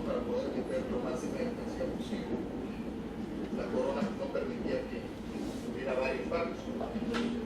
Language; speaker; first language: Spanish; native; Spanish